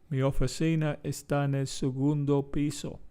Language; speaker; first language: Spanish; non-native, fluent; English